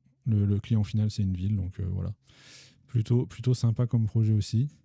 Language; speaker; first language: French; native; French